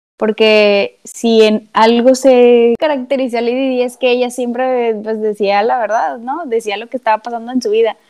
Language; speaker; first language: Spanish; native; Spanish